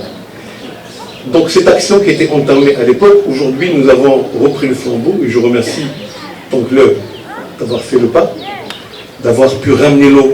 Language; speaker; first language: French; non-native, local second language; Arabic